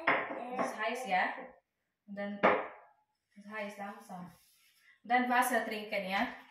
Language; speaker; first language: German; non-native, learner; Filipino